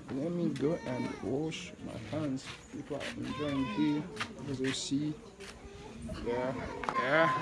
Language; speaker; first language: English; non-native, local second language; Rundi